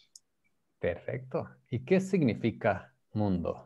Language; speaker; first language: Spanish; non-native, fluent; English